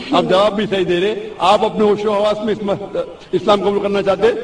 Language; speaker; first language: Hindi; non-native, local second language; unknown